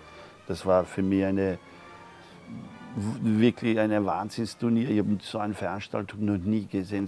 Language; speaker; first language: German; non-native, fluent; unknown